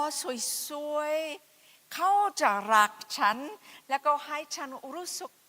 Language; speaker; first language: Thai; non-native, fluent; English